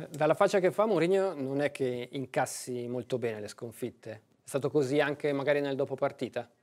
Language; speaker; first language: Italian; native; Italian